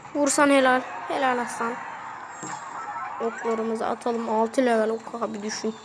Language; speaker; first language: Turkish; native; Turkish